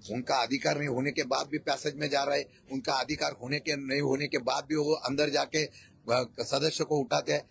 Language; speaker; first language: Hindi; non-native, local second language; Marathi